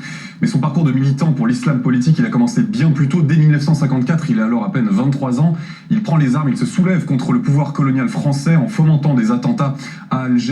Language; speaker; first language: French; native; French